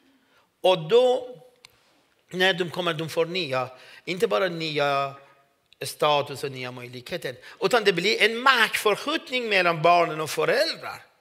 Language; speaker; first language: Swedish; non-native, fluent; Persian